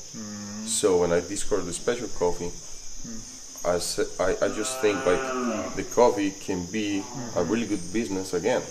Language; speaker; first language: English; non-native, fluent; Spanish